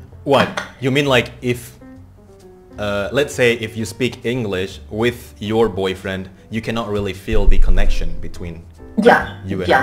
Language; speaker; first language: English; non-native, fluent; Indonesian